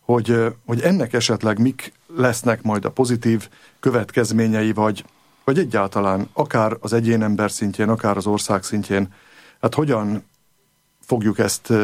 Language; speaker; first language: Hungarian; native; Hungarian